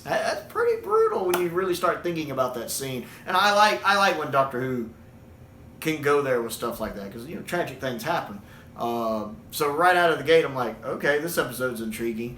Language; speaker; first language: English; native; English